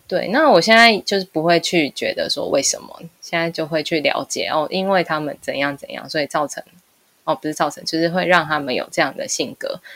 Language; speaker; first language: Chinese; native; Chinese